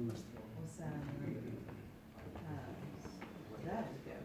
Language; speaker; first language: Swedish; native; Swedish